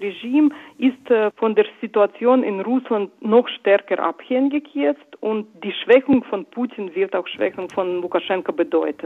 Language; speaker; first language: German; non-native, fluent; Russian